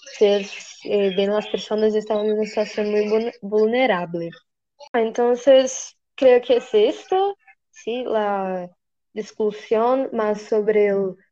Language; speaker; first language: Spanish; non-native, learner; Portuguese